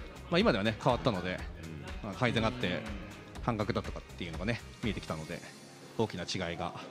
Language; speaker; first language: Japanese; native; Japanese